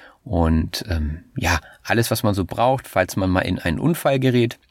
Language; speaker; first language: German; native; German